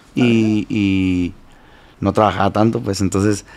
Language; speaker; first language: Spanish; native; Spanish